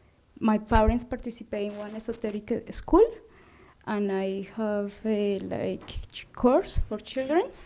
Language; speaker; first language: English; non-native, learner; Spanish